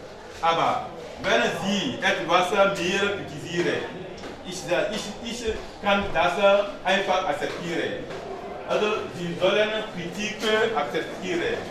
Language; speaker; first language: German; non-native, learner; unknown